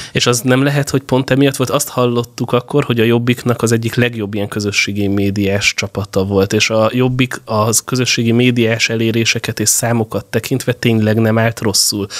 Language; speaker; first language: Hungarian; native; Hungarian